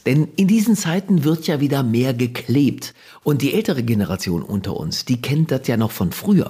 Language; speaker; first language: German; native; German